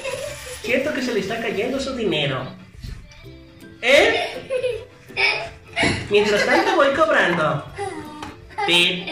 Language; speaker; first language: Spanish; native; Spanish